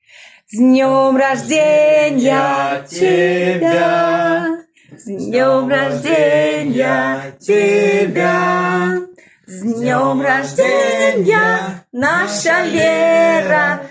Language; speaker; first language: Russian; native; Russian